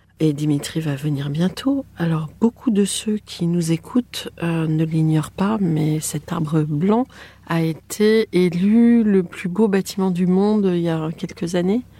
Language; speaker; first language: French; native; French